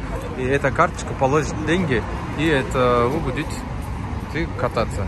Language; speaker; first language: Russian; non-native, learner; Turkish